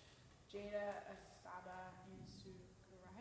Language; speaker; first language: Spanish; non-native, learner; English